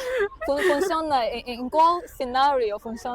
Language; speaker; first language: Portuguese; non-native, fluent; Chinese